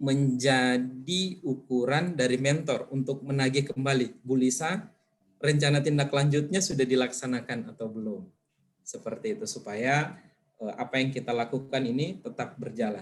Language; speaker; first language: Indonesian; native; Indonesian